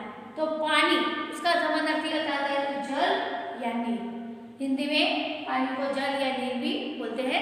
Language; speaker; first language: Hindi; non-native, local second language; Gujarati